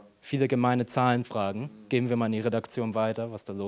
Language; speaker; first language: German; native; German